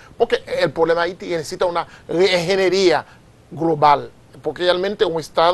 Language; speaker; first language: Spanish; non-native, fluent; Haitian Creole